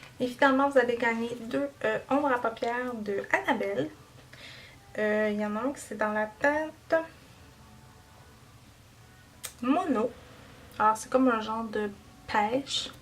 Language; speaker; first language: French; native; French